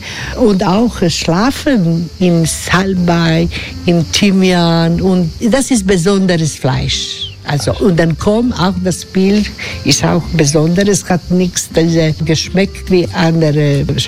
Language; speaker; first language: German; non-native, learner; Croatian